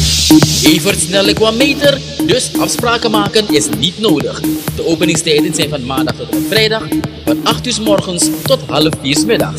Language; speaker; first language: Dutch; native; Dutch